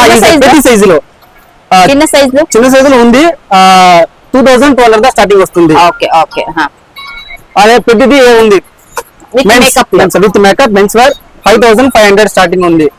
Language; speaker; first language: Telugu; non-native, learner; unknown